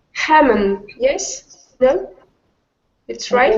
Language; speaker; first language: English; non-native, learner; Russian